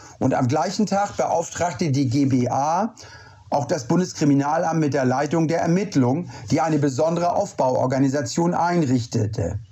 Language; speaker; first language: German; native; German